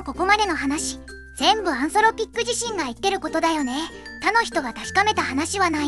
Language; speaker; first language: Japanese; native; Japanese